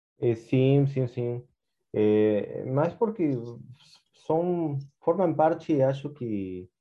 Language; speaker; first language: Portuguese; non-native, fluent; Spanish